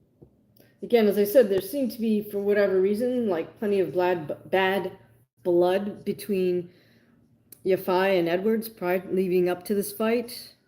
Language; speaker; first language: English; native; English